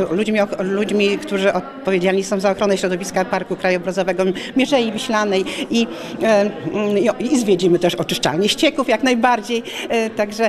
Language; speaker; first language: Polish; native; Polish